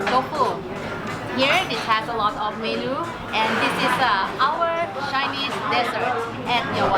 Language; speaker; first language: English; non-native, learner; Thai